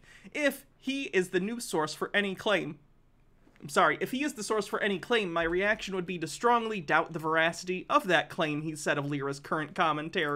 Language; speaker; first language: English; native; English